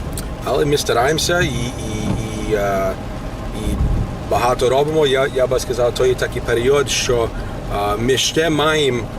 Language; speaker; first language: Ukrainian; early bilingual, heritage; Ukrainian